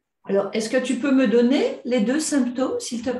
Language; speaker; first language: French; native; French